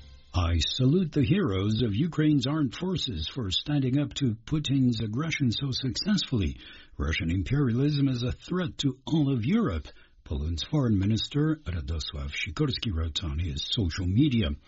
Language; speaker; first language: English; non-native, fluent; Polish